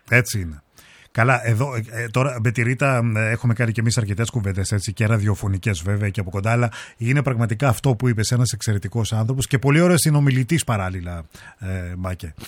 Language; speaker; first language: Greek; native; Greek